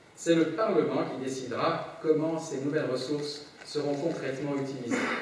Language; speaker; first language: French; native; French